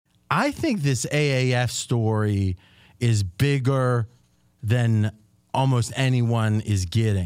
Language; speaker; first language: English; native; English